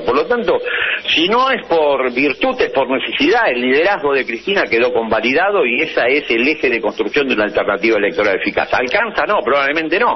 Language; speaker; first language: Spanish; native; Spanish